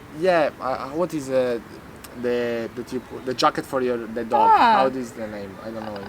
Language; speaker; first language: English; non-native, learner; Italian